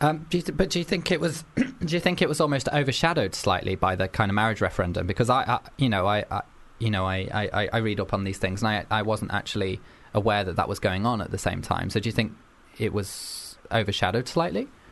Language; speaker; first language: English; native; English